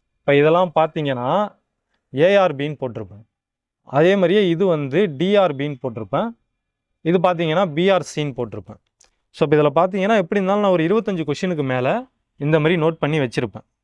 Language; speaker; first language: Tamil; native; Tamil